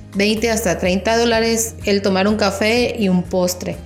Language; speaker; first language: Spanish; native; Spanish